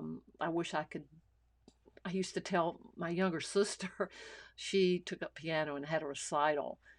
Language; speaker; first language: English; native; English